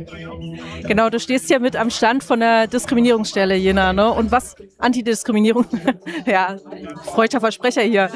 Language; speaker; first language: German; native; German